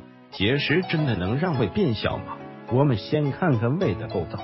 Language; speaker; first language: Chinese; native; Chinese